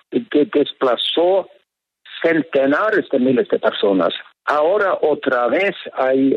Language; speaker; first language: Spanish; non-native, fluent; Norwegian